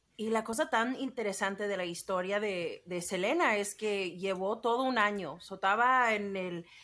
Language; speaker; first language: Spanish; early bilingual, heritage; Spanish